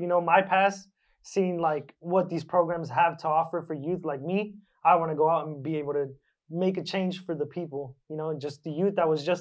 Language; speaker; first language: English; native; English